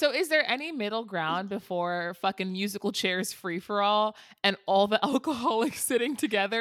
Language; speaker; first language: English; native; English